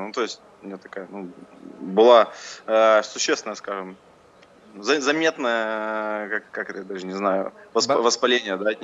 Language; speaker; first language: Russian; native; Russian